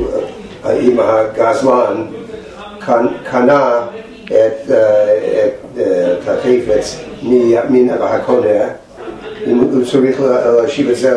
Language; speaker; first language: Hebrew; non-native, learner; English